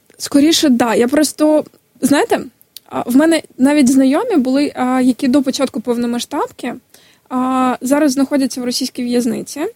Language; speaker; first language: Ukrainian; non-native, local second language; Crimean Tatar